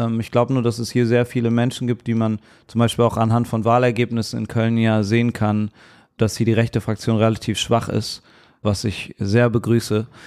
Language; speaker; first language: German; native; German